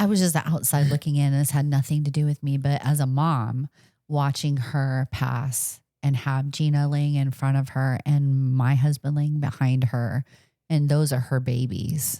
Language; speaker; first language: English; native; English